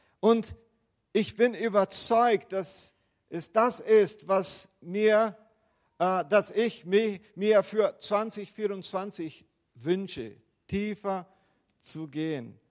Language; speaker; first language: German; non-native, fluent; Portuguese